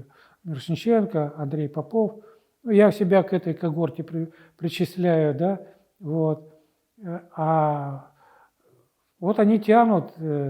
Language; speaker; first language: Russian; native; Russian